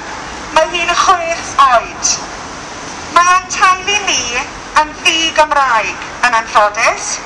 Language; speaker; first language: Welsh; non-native, local second language; English